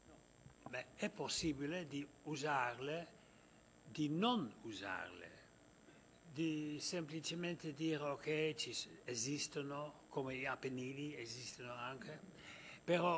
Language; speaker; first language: Italian; non-native, fluent; Dutch